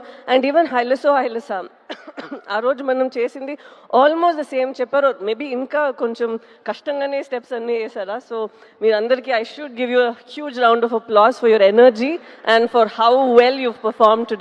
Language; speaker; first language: Telugu; non-native, local second language; Tamil